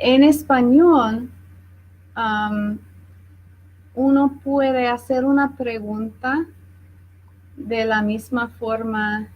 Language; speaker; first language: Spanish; non-native, fluent; English